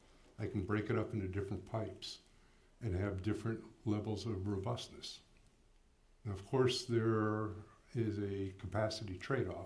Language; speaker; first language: English; native; English